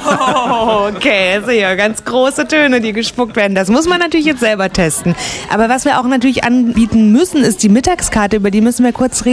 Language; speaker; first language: German; native; German